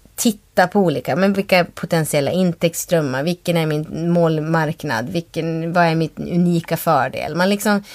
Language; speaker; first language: Swedish; native; Swedish